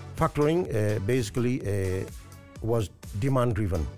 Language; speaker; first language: English; non-native, local second language; Morisyen